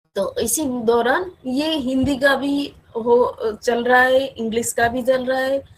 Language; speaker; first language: Hindi; non-native, local second language; Odia